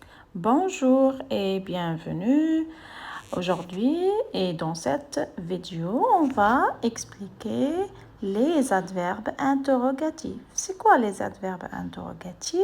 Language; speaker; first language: French; non-native, fluent; Arabic